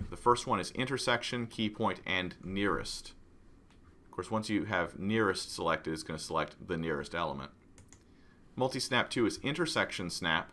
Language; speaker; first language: English; native; English